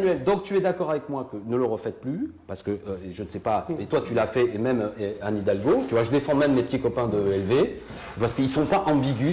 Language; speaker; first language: French; native; French